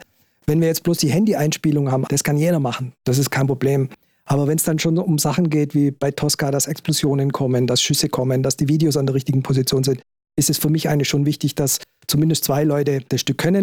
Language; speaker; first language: German; native; German